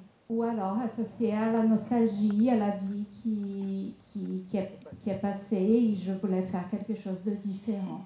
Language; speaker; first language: French; non-native, fluent; Portuguese